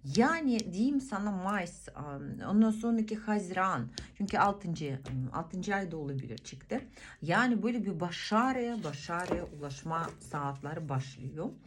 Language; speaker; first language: Turkish; non-native, fluent; Russian